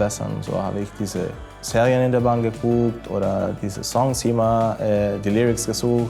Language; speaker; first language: German; non-native, fluent; Spanish